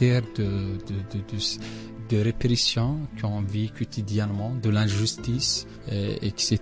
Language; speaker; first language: French; non-native, local second language; Arabic